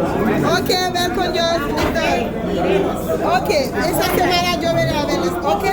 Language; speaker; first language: Spanish; non-native, learner; Haitian Creole